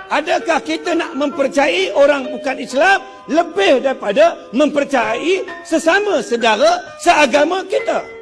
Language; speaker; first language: Malay; non-native, local second language; Chinese